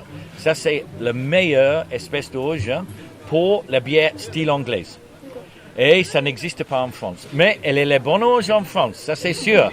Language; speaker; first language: French; non-native, learner; English